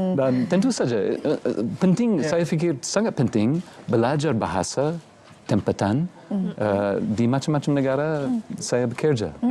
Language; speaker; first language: Malay; non-native, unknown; English